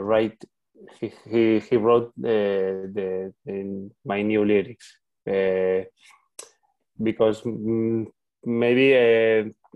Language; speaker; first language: English; non-native, learner; Spanish